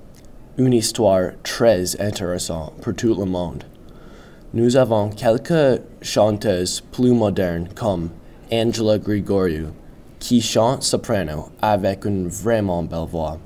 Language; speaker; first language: French; non-native, learner; English